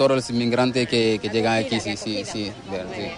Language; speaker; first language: Spanish; non-native, learner; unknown